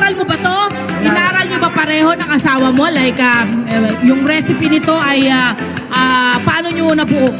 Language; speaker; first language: Filipino; native; Filipino